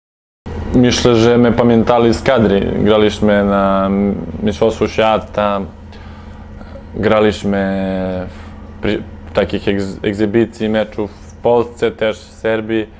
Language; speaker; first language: Polish; non-native, fluent; Serbian